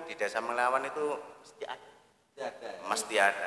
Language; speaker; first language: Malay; non-native, local second language; Javanese